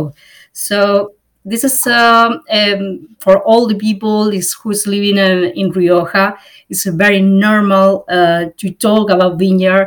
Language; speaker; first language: English; non-native, fluent; Spanish